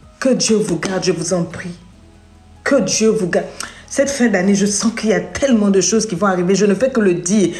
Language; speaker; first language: French; non-native, local second language; Lingala